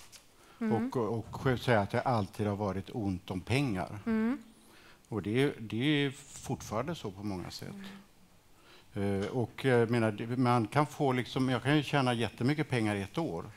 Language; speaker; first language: Swedish; native; Swedish